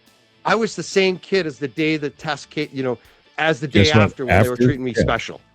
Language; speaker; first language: English; native; English